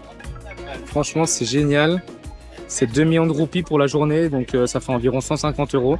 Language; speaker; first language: French; native; French